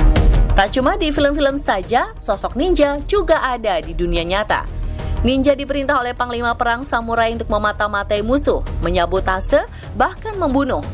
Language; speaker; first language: Indonesian; native; Indonesian